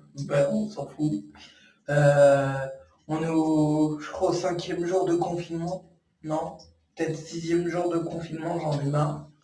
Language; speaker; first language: French; native; French